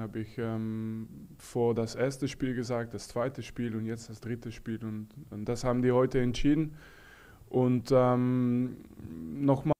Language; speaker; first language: German; non-native, fluent; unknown